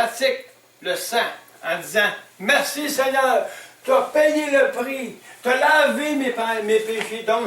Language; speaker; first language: French; native; French